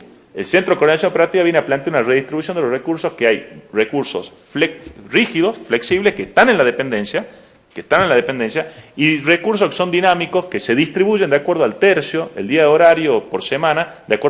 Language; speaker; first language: Spanish; native; Spanish